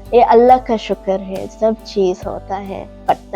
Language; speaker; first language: Hindi; early bilingual, heritage; English